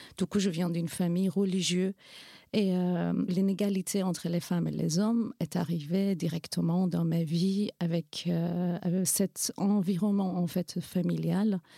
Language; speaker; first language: French; non-native, fluent; Kurdish